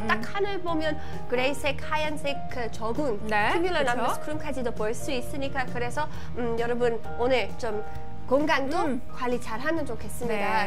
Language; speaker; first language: Korean; non-native, learner; English